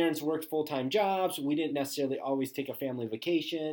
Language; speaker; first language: English; native; English